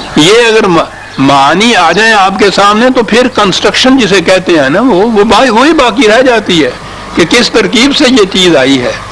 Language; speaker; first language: Urdu; non-native, local second language; Punjabi